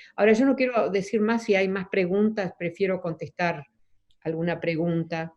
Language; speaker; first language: Spanish; early bilingual, other home language; Dutch